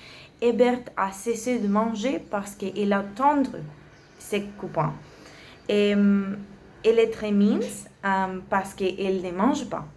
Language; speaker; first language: French; non-native, learner; Spanish